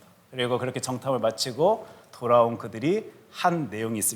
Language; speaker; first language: Korean; native; Korean